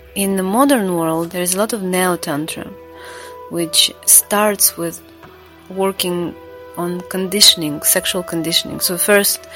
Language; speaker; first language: English; non-native, fluent; Latvian